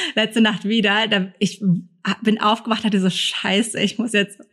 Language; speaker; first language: German; early bilingual, other home language; Thai